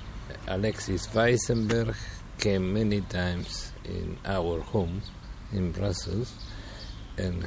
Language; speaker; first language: English; non-native, fluent; Spanish